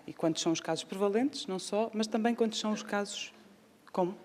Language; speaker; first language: Portuguese; native; Portuguese